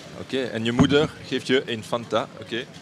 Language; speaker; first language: Dutch; non-native, local second language; French